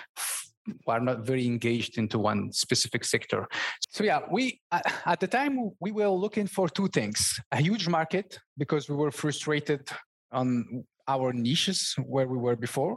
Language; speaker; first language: English; non-native, fluent; Berber languages